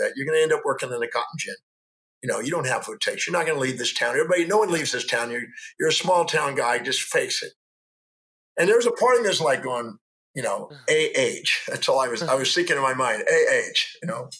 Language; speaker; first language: English; native; English